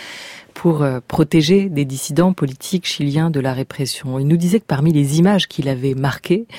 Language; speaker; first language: French; native; French